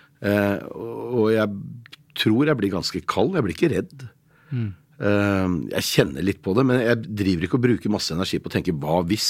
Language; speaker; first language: Norwegian; native; Norwegian